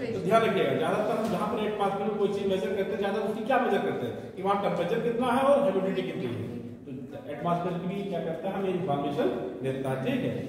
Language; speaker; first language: Hindi; native; Hindi